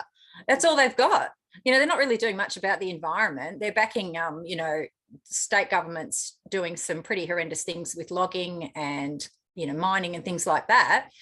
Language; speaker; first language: English; native; English